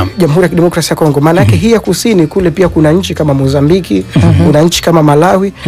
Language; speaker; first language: Swahili; native; Swahili